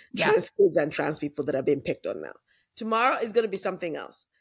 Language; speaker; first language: English; non-native, local second language; Yoruba